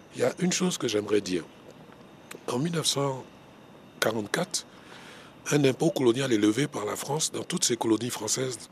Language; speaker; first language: French; non-native, local second language; Baoulé